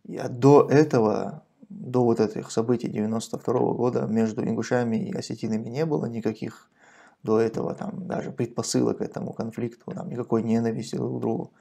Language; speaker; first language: Russian; non-native, local second language; Chechen